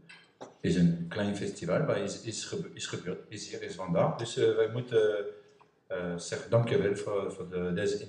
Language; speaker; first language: Dutch; non-native, learner; French